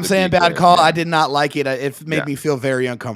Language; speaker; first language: English; native; English